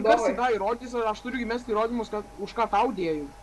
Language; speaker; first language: Lithuanian; native; Lithuanian